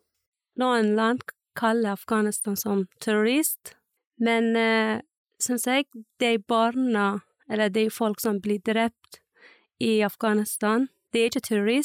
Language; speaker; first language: Norwegian; non-native, learner; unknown